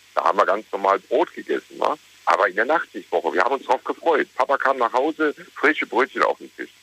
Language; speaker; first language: German; native; German